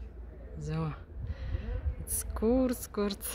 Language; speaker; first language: German; non-native, learner; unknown